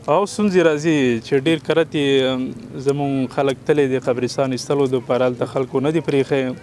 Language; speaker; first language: Pashto; non-native, local second language; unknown